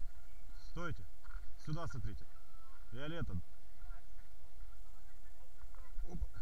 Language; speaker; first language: Russian; native; Russian